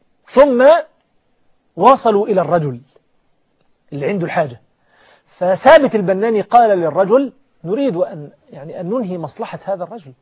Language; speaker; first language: Arabic; native; Arabic